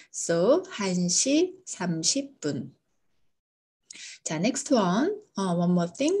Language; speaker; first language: English; non-native, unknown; Korean